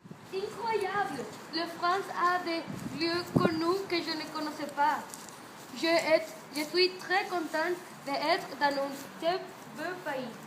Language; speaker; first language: French; non-native, learner; Spanish